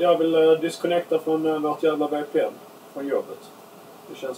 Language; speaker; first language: Swedish; native; Swedish